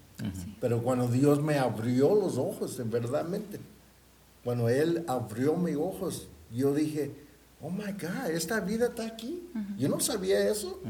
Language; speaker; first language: Spanish; early bilingual, heritage; Spanish